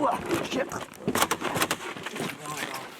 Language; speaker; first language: Russian; non-native, learner; English